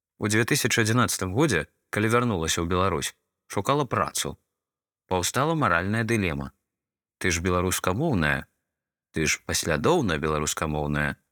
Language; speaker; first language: Belarusian; non-native, local second language; Russian